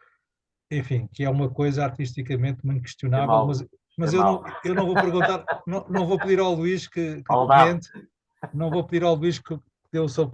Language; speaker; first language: Portuguese; native; Portuguese